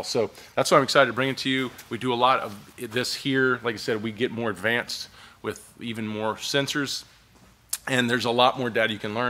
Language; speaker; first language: English; native; English